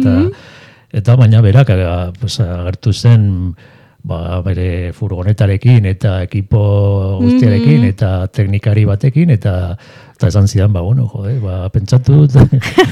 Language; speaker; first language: Basque; non-native, local second language; Spanish